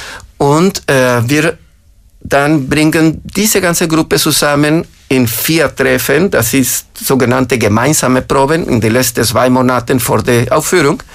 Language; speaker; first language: German; non-native, fluent; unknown